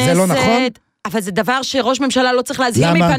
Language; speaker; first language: Hebrew; native; Hebrew